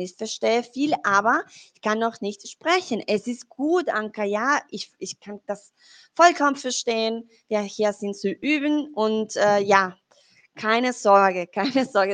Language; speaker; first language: German; non-native, learner; Spanish